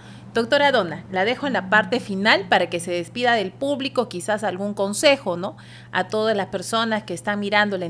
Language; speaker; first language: Spanish; native; Spanish